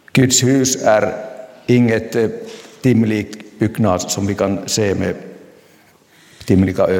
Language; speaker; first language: Swedish; non-native, local second language; Finnish